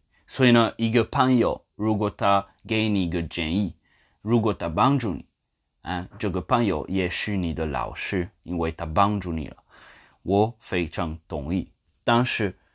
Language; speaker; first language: Chinese; non-native, fluent; English